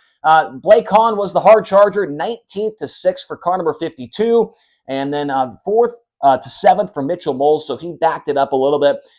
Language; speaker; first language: English; native; English